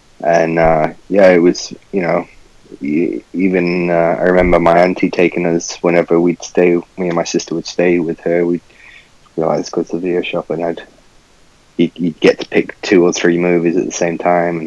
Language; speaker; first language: English; native; English